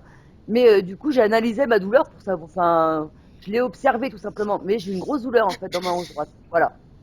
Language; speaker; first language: French; native; French